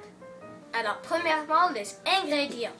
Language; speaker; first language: French; non-native, learner; English